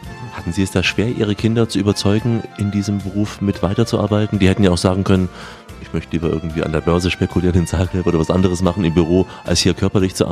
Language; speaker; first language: German; native; German